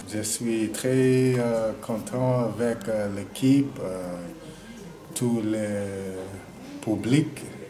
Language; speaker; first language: French; non-native, learner; English